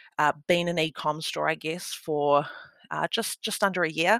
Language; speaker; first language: English; native; English